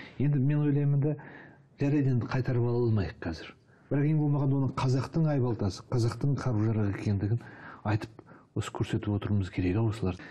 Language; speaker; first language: Kazakh; native; Kazakh